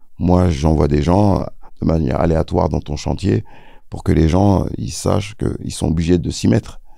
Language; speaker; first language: French; early bilingual, other home language; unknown